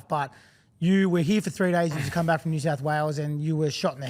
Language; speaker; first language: English; native; English